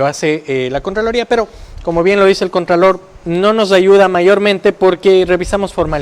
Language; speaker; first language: Spanish; native; Spanish